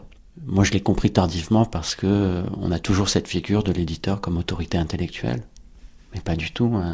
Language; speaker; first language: French; native; French